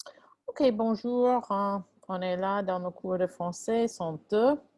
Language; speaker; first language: French; non-native, fluent; English